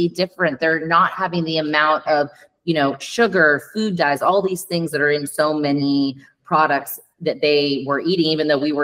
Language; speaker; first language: English; native; English